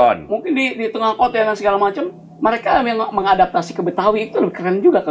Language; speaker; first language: Indonesian; native; Indonesian